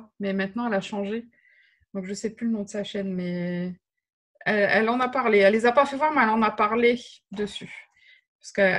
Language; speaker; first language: French; native; French